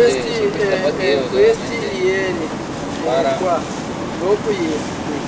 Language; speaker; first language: Italian; non-native, learner; Portuguese